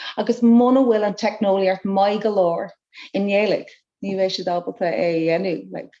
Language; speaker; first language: Irish; non-native, local second language; English